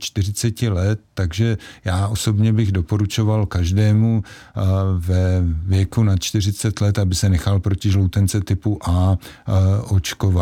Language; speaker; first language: Czech; native; Czech